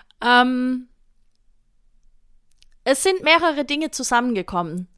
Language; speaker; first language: German; native; German